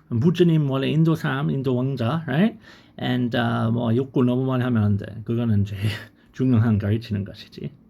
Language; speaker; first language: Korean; non-native, learner; English